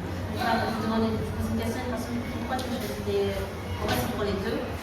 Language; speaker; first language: French; non-native, learner; Malagasy